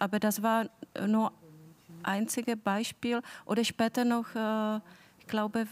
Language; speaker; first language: German; non-native, fluent; Czech